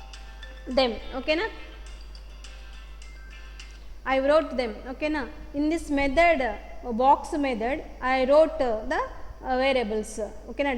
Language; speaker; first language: English; non-native, local second language; Telugu